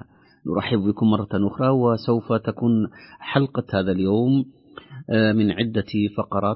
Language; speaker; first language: Arabic; native; Arabic